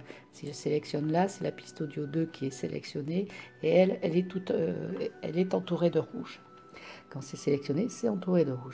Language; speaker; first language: French; native; French